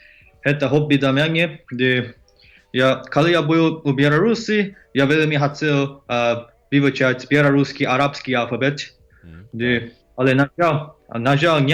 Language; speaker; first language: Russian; non-native, learner; Japanese